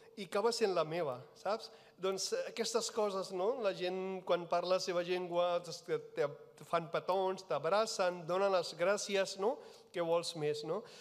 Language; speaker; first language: Catalan; non-native, fluent; Punjabi